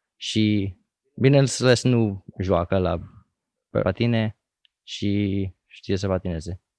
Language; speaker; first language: Romanian; early bilingual, heritage; Romanian